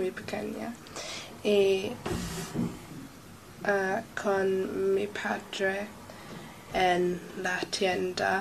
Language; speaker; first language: Spanish; non-native, learner; English